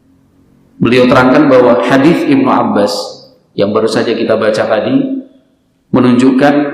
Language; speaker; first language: Indonesian; native; Indonesian